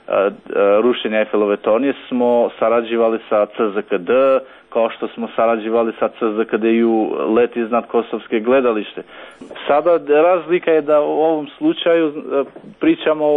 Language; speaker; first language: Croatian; non-native, local second language; Albanian